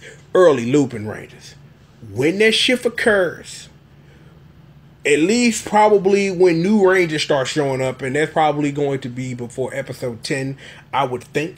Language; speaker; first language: English; native; English